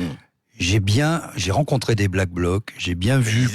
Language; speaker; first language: French; native; French